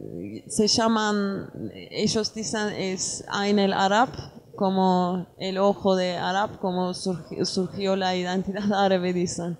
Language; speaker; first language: Spanish; non-native, learner; Kurdish